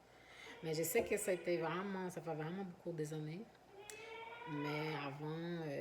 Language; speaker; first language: French; non-native, fluent; Portuguese